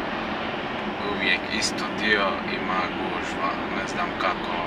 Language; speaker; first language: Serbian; non-native, learner; Turkish